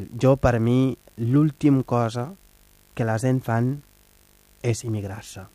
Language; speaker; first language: Catalan; non-native, fluent; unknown